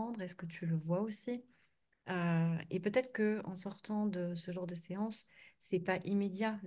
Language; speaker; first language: French; native; French